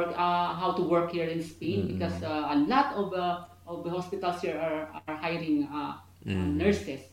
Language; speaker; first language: English; non-native, local second language; Hiligaynon